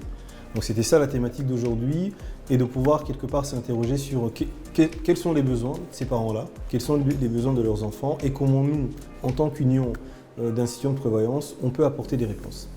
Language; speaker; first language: French; native; French